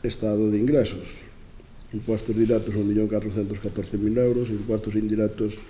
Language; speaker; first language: Spanish; non-native, local second language; Galician